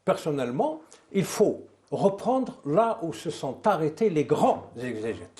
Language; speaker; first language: French; non-native, local second language; Arabic